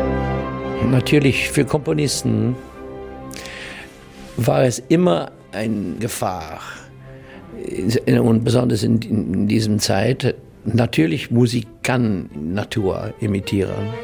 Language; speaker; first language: German; non-native, learner; English